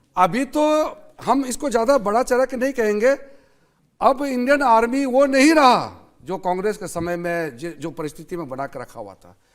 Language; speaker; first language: Hindi; non-native, local second language; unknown